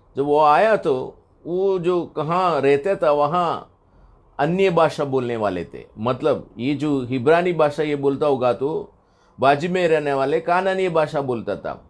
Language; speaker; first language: Hindi; non-native, local second language; Tamil